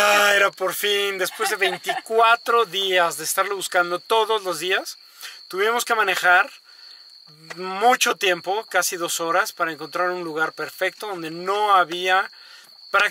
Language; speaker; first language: Spanish; native; Spanish